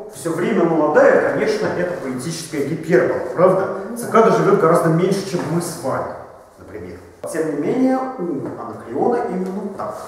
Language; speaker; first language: Russian; native; Russian